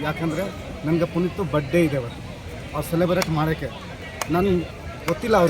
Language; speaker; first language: Kannada; non-native, local second language; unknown